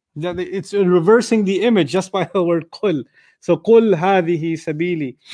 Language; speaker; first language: English; non-native, local second language; Urdu